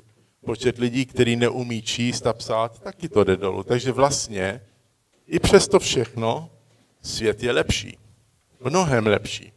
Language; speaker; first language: Czech; early bilingual, heritage; Czech